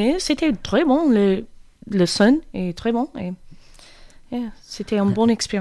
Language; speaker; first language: French; non-native, learner; English